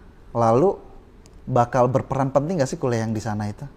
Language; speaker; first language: Indonesian; native; Indonesian